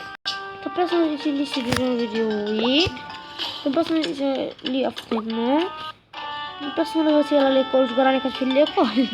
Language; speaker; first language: French; non-native, local second language; Arabic